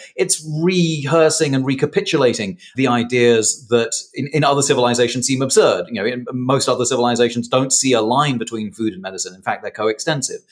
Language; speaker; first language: English; native; English